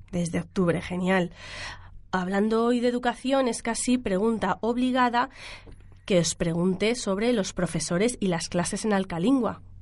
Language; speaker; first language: Spanish; native; Spanish